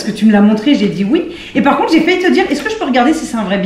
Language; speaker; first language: French; native; French